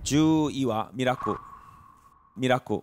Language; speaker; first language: Japanese; non-native, learner; Korean